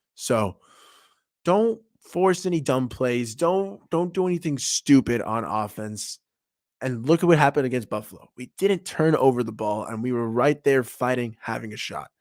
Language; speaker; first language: English; native; English